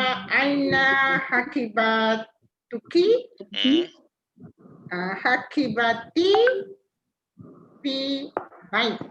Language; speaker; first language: Arabic; non-native, learner; Malay